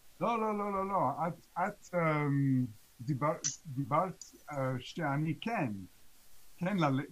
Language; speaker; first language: Hebrew; non-native, learner; English